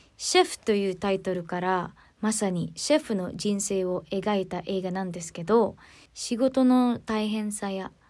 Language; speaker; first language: Japanese; non-native, fluent; Filipino